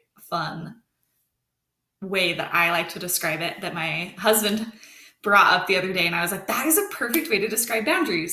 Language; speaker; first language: English; native; English